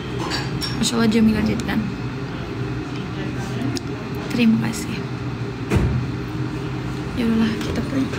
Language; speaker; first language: Indonesian; non-native, fluent; Turkish